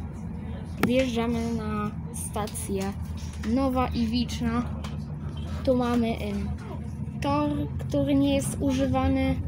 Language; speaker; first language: Polish; native; Polish